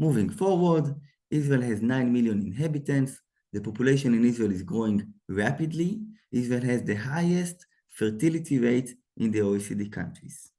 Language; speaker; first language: English; non-native, fluent; Hebrew